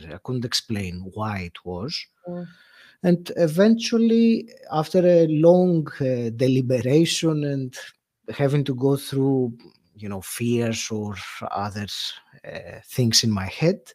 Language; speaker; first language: English; non-native, fluent; Greek